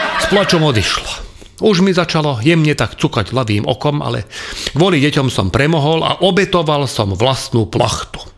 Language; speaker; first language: Slovak; non-native, local second language; Hungarian